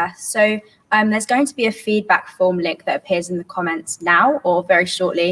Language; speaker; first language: English; native; English